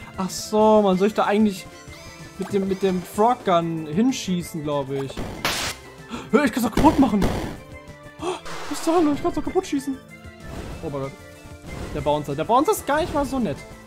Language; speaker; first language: German; native; German